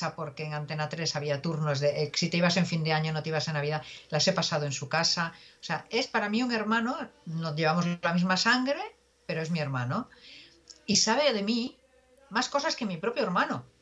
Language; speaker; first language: Spanish; native; Spanish